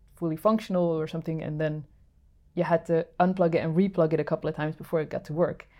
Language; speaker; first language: English; non-native, fluent; Dutch